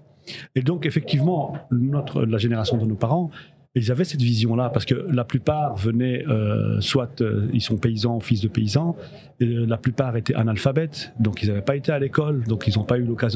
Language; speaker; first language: French; early bilingual, other home language; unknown